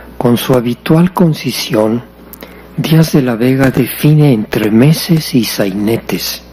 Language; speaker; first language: Spanish; native; Spanish